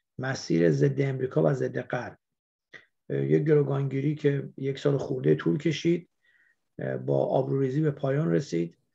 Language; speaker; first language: Persian; native; Persian